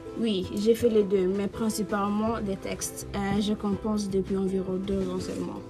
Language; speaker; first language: French; non-native, learner; Norwegian